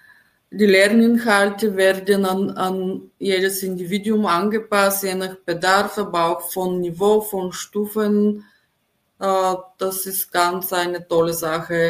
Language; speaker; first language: German; non-native, fluent; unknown